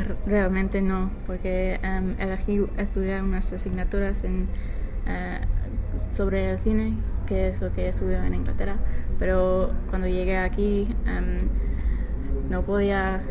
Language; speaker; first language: Spanish; non-native, fluent; English